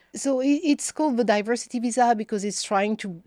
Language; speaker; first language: English; non-native, fluent; French